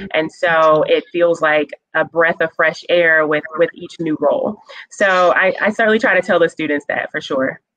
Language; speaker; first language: English; native; English